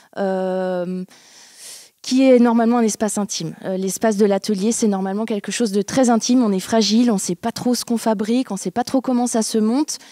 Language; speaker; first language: French; native; French